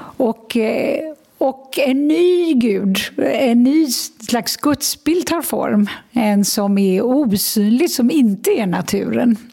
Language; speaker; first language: Swedish; native; Swedish